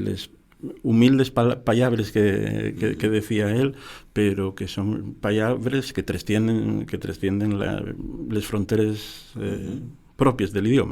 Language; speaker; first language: Spanish; native; Spanish